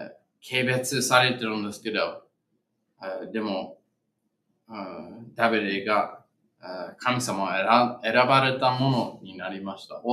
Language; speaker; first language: Japanese; non-native, fluent; English